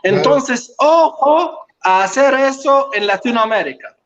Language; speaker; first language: Spanish; non-native, local second language; Arabic